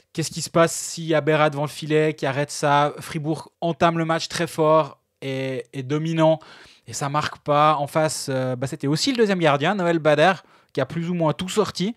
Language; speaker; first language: French; native; French